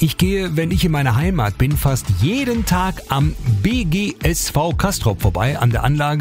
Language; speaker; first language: German; native; German